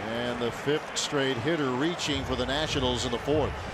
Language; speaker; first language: English; native; English